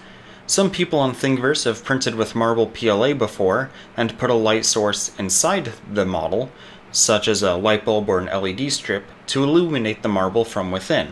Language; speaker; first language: English; native; English